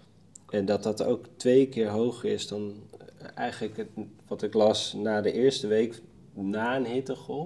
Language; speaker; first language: Dutch; native; Dutch